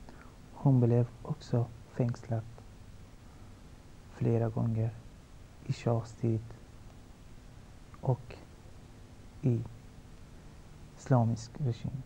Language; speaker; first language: Swedish; non-native, fluent; Persian